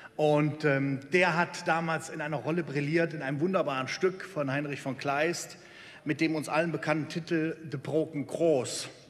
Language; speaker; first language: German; native; German